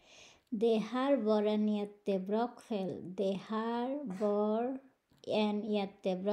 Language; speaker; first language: Swedish; non-native, fluent; Bangla